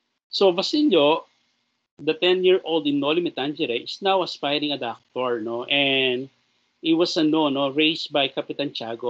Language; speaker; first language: English; non-native, local second language; Filipino